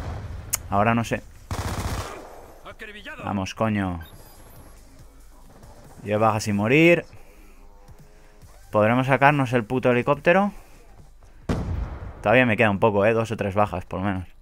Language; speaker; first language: Spanish; native; Spanish